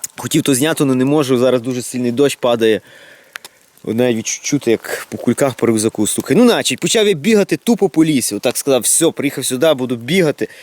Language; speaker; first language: Ukrainian; native; Ukrainian